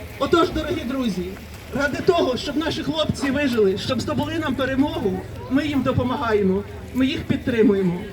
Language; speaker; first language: Ukrainian; native; Ukrainian